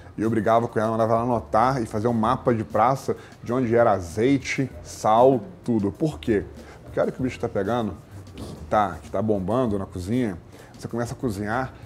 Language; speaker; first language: Portuguese; native; Portuguese